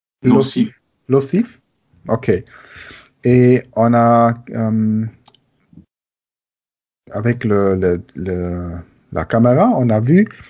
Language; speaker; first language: French; non-native, learner; German